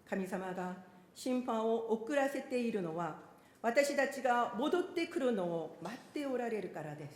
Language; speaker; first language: Japanese; non-native, fluent; Korean